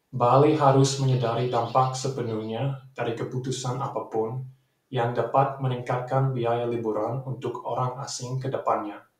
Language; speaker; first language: Indonesian; non-native, fluent; English